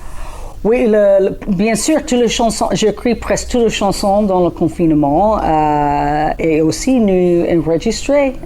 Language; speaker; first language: French; non-native, learner; English